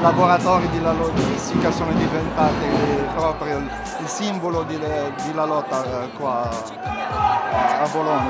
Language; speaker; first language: Italian; non-native, fluent; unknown